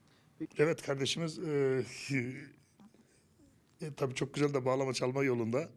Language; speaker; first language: Turkish; native; Turkish